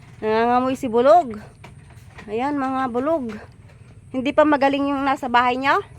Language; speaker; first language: Filipino; native; Filipino